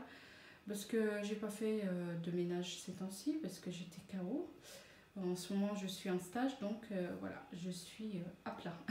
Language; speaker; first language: French; native; French